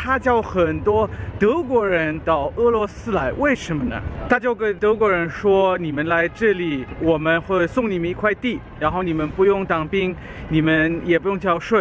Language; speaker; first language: Chinese; non-native, fluent; German